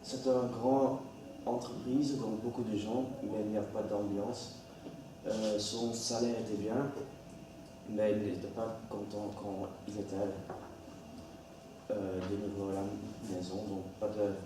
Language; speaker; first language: French; non-native, learner; Dutch